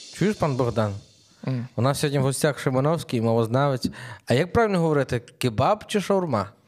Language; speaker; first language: Ukrainian; native; Ukrainian